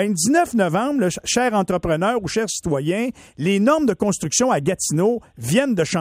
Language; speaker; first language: French; native; French